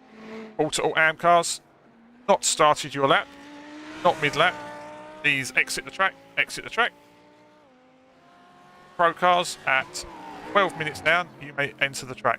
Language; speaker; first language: English; native; English